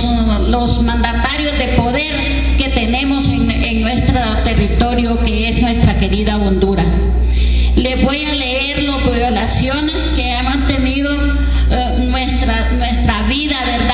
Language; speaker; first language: Spanish; native; Spanish